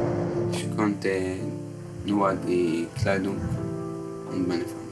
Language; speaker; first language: German; non-native, learner; Arabic